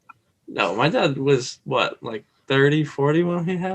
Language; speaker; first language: English; native; English